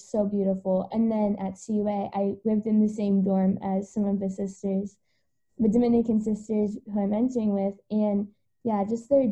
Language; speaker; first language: English; native; English